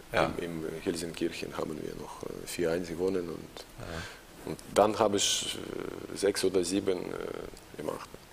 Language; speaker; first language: German; non-native, learner; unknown